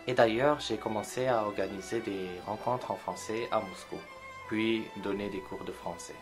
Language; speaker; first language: French; non-native, local second language; Arabic